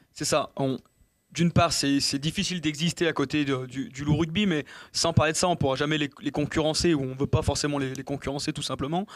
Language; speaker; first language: French; native; French